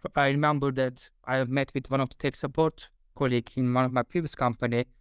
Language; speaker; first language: English; non-native, fluent; Turkish